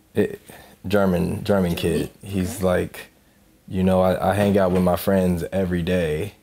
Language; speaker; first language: English; native; English